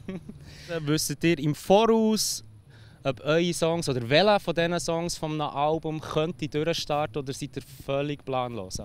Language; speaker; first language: German; native; German